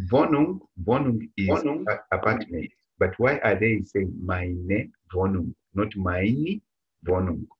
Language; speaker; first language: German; non-native, fluent; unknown